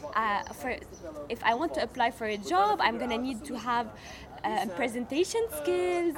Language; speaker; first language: English; non-native, fluent; Arabic